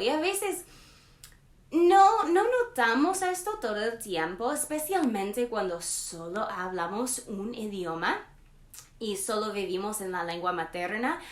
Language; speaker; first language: Spanish; non-native, learner; English